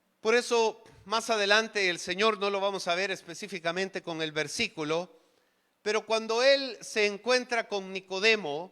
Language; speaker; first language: Spanish; native; Spanish